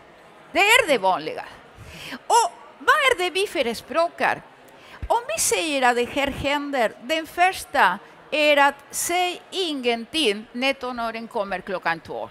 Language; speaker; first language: Swedish; early bilingual, other home language; Spanish